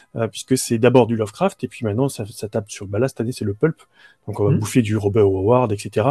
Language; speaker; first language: French; native; French